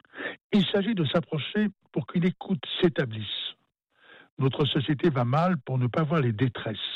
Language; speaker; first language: French; native; French